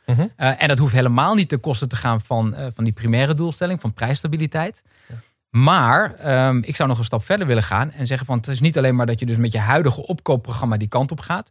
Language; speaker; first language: Dutch; native; Dutch